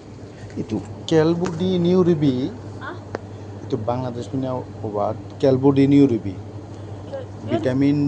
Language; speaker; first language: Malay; non-native, learner; Bangla